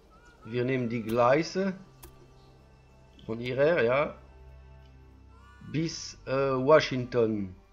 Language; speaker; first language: German; non-native, learner; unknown